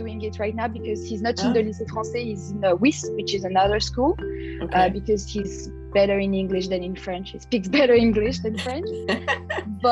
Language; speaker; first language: English; non-native, fluent; French